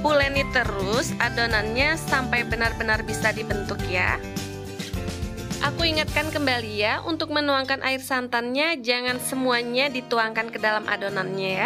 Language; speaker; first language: Indonesian; native; Indonesian